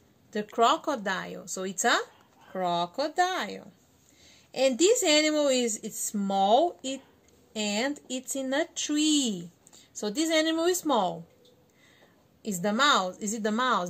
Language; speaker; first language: English; non-native, fluent; Portuguese